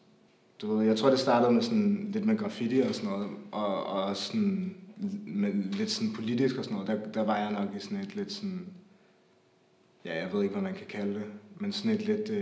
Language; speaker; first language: Danish; native; Danish